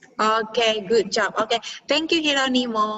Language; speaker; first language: English; non-native, fluent; Indonesian